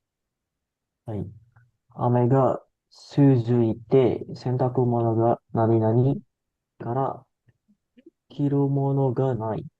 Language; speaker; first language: Japanese; non-native, learner; Indonesian